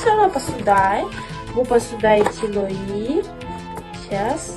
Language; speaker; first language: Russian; early bilingual, other home language; Tajik